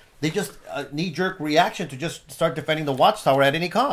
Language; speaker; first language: English; early bilingual, other home language; Spanish